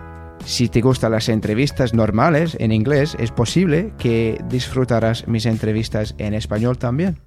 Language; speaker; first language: Spanish; non-native, fluent; English